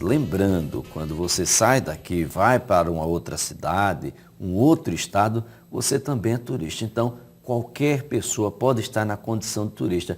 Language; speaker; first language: Portuguese; native; Portuguese